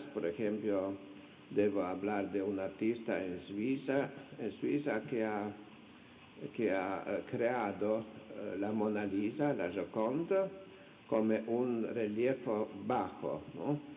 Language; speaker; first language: Spanish; non-native, fluent; Slovenian